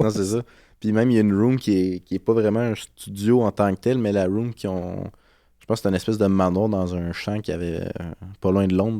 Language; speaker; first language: French; native; French